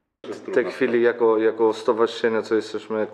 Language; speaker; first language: Polish; non-native, learner; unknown